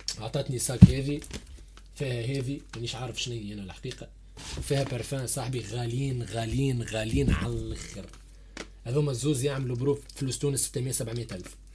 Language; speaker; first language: Arabic; native; Arabic